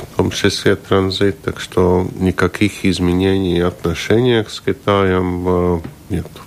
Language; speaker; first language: Russian; non-native, local second language; Latvian